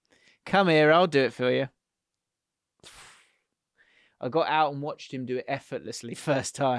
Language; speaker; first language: English; native; English